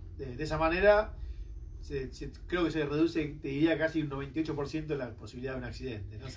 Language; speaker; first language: Spanish; native; Spanish